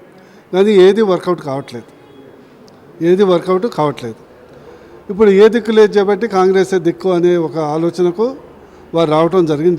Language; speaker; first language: Telugu; native; Telugu